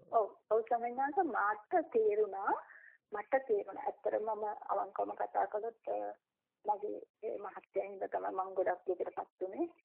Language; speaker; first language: Sinhala; non-native, local second language; Tamil